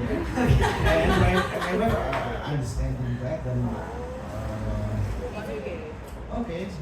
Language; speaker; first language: English; non-native, learner; Indonesian